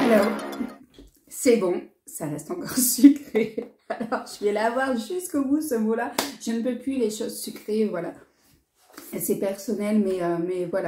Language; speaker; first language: French; native; French